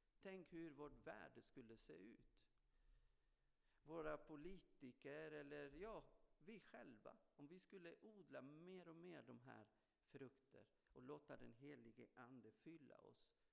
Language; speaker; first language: Swedish; non-native, fluent; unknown